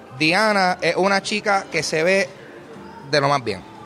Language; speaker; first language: Spanish; native; Spanish